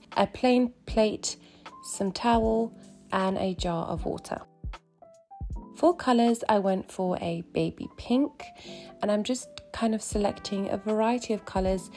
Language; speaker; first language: English; native; English